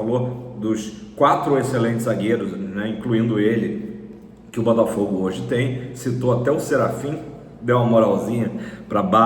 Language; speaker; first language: Portuguese; native; Portuguese